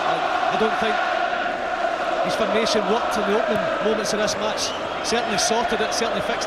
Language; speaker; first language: English; native; English